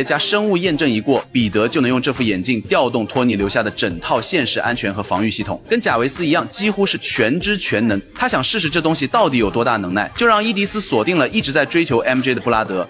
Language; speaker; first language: Chinese; native; Chinese